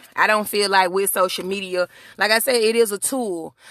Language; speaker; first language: English; native; English